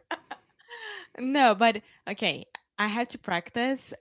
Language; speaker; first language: English; non-native, fluent; Portuguese